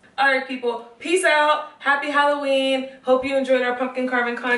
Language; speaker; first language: English; native; English